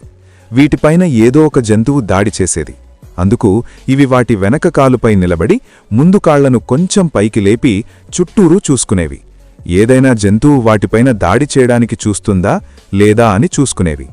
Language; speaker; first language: Telugu; native; Telugu